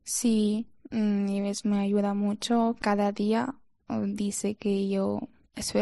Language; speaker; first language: Spanish; non-native, learner; Ukrainian